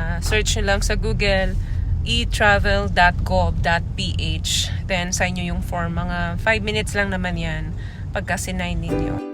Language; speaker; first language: Filipino; non-native, local second language; Cebuano